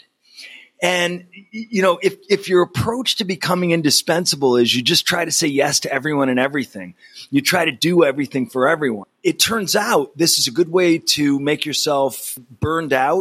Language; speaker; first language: English; native; English